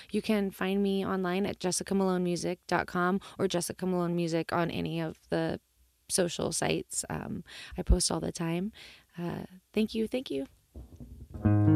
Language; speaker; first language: English; native; English